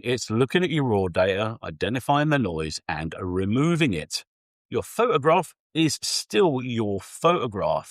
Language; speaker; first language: English; native; English